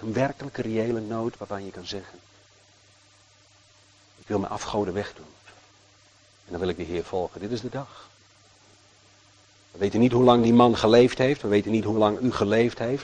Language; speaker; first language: Dutch; native; Dutch